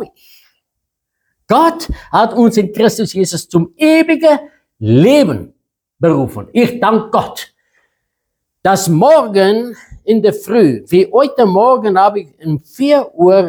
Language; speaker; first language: German; non-native, fluent; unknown